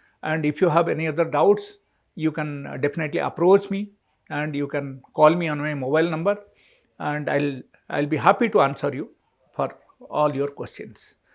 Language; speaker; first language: English; non-native, local second language; Telugu